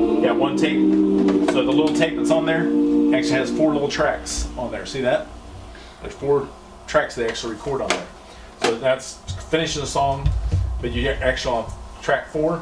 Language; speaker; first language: English; native; English